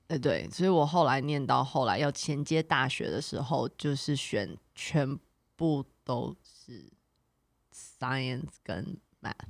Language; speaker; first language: Chinese; native; Chinese